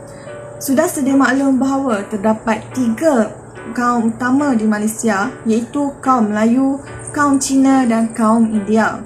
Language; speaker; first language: Malay; native; Malay